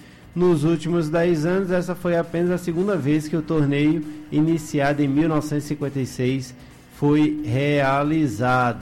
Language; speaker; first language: Portuguese; native; Portuguese